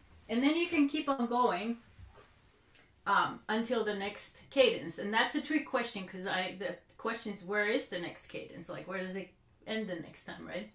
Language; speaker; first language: English; non-native, fluent; Finnish